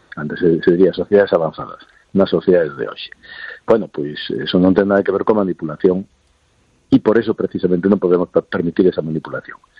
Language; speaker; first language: Galician; non-native, local second language; Spanish